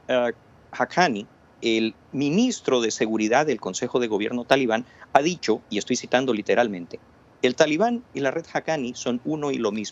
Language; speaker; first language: Spanish; native; Spanish